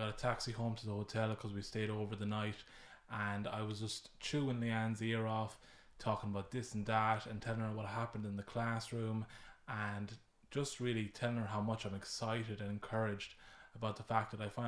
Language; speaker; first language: English; native; English